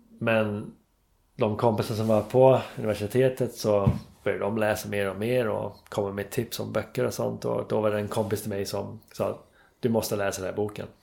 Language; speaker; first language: Swedish; non-native, fluent; English